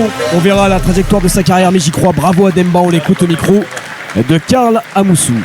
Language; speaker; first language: French; native; French